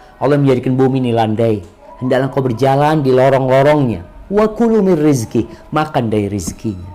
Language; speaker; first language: Indonesian; native; Indonesian